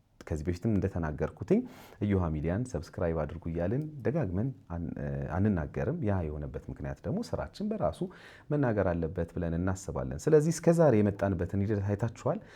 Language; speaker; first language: Amharic; native; Amharic